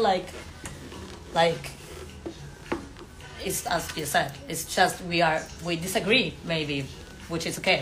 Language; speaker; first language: English; non-native, fluent; Spanish